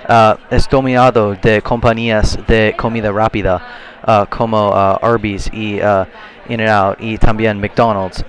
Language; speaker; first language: Spanish; non-native, learner; English